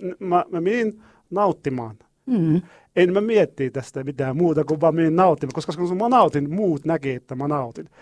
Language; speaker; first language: Finnish; non-native, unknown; Arabic